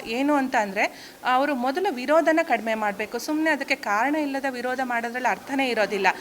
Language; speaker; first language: Kannada; native; Kannada